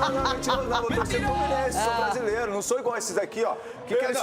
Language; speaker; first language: Portuguese; native; Portuguese